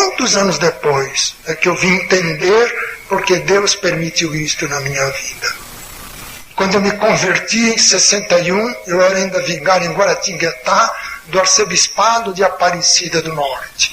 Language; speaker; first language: Portuguese; native; Portuguese